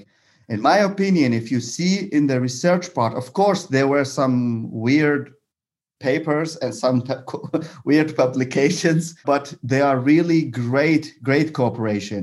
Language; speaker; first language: English; non-native, fluent; Arabic